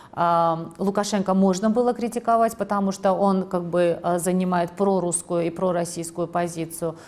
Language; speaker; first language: Russian; non-native, local second language; Georgian